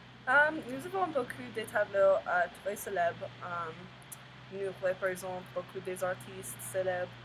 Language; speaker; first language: French; non-native, learner; English